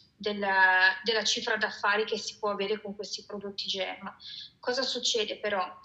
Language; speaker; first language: Italian; native; Italian